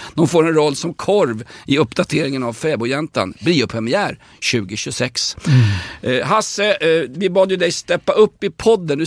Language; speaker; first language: Swedish; native; Swedish